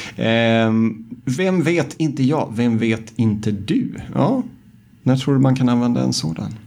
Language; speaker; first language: Swedish; native; Swedish